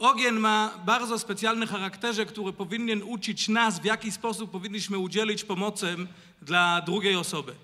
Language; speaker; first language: Polish; non-native, fluent; Hebrew